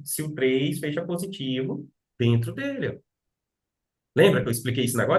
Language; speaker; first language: Portuguese; native; Portuguese